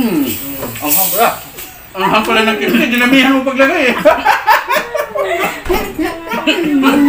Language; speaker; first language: Filipino; non-native, local second language; Cebuano